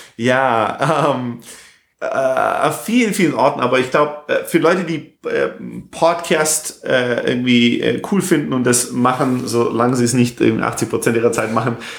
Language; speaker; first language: German; non-native, fluent; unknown